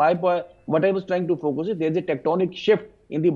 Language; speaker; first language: English; non-native, local second language; Dogri